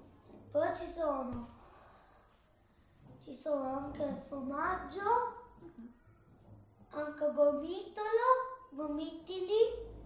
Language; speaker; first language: Italian; early bilingual, other home language; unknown